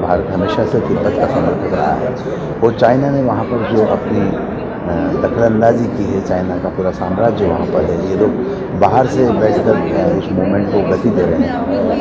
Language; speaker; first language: Hindi; native; Hindi